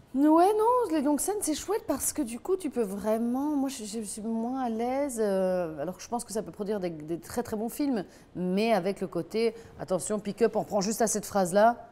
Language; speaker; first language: French; native; French